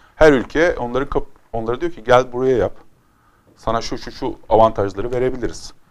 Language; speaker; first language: Turkish; native; Turkish